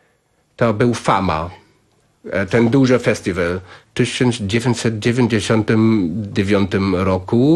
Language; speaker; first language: Polish; non-native, learner; German